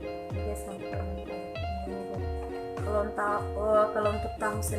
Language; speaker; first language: Indonesian; native; Indonesian